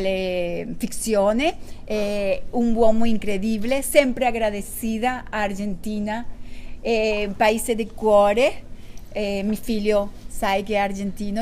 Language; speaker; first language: Italian; non-native, learner; Spanish